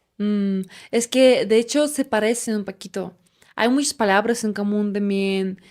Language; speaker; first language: Spanish; non-native, fluent; Russian